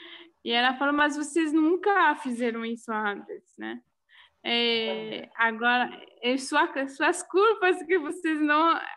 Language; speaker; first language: Portuguese; non-native, fluent; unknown